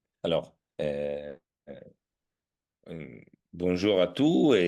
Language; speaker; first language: French; non-native, fluent; Italian